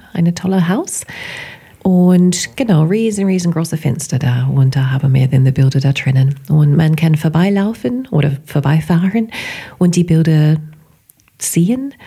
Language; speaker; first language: German; non-native, fluent; English